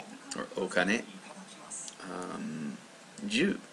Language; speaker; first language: Japanese; non-native, learner; English